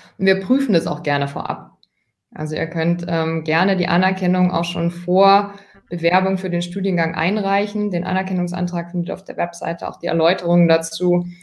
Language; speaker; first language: German; native; German